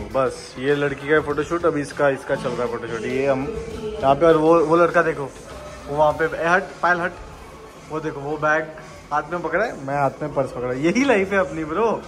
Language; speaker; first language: Hindi; non-native, local second language; Marathi